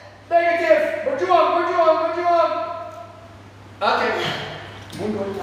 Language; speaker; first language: Indonesian; non-native, fluent; English